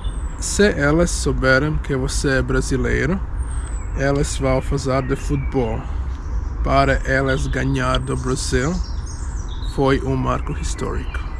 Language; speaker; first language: Portuguese; non-native, learner; Croatian